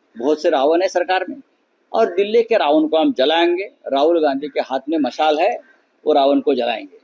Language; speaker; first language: Hindi; non-native, local second language; Marathi